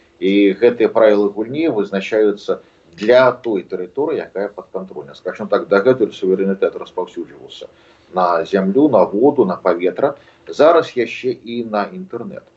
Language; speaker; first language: Belarusian; non-native, local second language; Russian